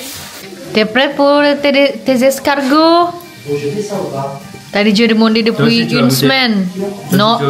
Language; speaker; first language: French; non-native, learner; Indonesian